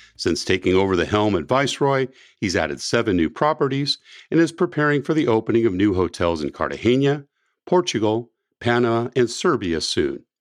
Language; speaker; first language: English; native; English